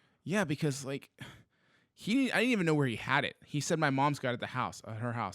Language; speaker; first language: English; native; English